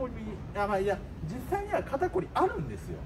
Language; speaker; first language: Japanese; native; Japanese